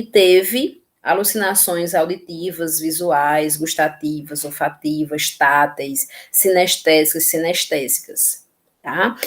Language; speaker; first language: Portuguese; native; Portuguese